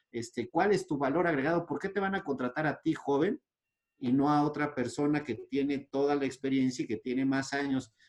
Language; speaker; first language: Spanish; native; Spanish